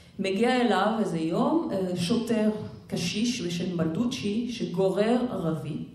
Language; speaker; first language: Hebrew; non-native, fluent; French